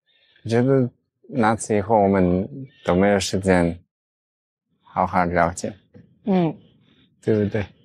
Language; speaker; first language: Chinese; early bilingual, heritage; Chinese